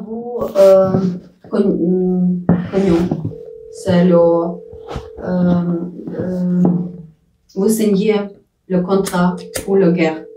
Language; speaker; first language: French; non-native, learner; Russian